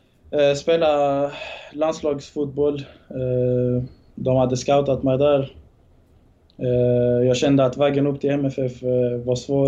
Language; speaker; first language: Swedish; early bilingual, other home language; Bosnian